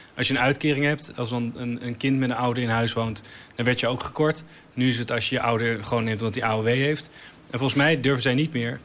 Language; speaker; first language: Dutch; native; Dutch